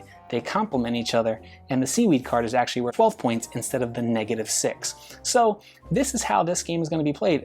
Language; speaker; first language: English; native; English